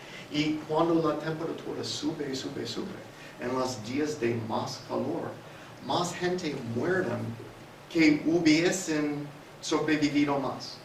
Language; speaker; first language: Spanish; non-native, fluent; English